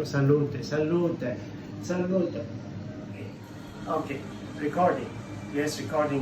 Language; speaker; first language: English; non-native, fluent; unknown